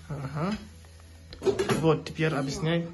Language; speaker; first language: Russian; non-native, learner; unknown